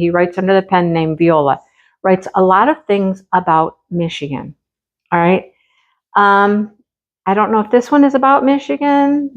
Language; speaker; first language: English; native; English